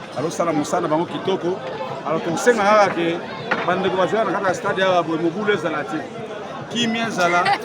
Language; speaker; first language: Lingala; native; Lingala